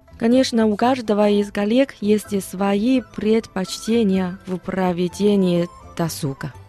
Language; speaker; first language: Russian; non-native, fluent; Chinese